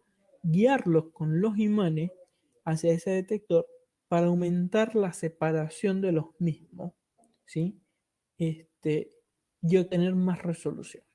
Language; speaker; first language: Spanish; native; Spanish